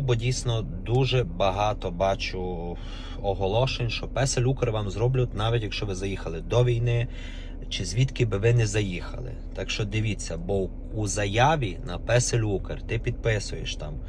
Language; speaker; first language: Ukrainian; native; Ukrainian